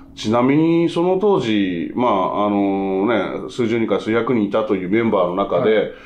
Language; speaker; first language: Japanese; native; Japanese